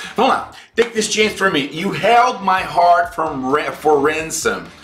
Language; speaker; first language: English; non-native, fluent; Portuguese